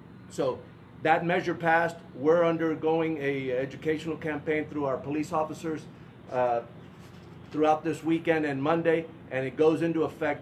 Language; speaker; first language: English; early bilingual, other home language; Spanish